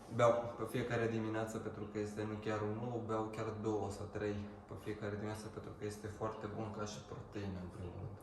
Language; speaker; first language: Romanian; early bilingual, heritage; Romanian